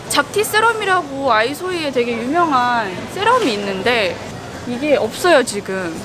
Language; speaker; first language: Korean; native; Korean